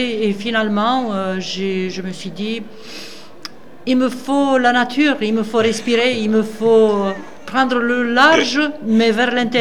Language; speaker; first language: French; non-native, fluent; Romanian